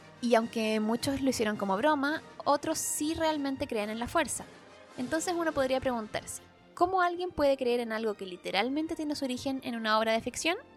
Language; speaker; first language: Spanish; native; Spanish